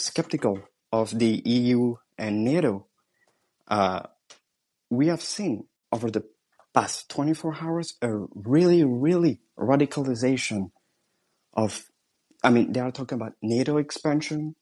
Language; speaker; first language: English; non-native, fluent; French